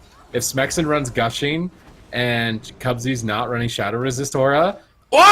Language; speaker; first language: English; native; English